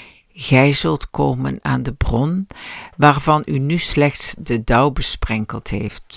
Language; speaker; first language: Dutch; native; Dutch